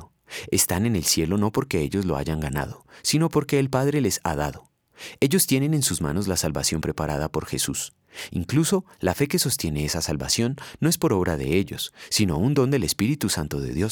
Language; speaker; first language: Spanish; native; Spanish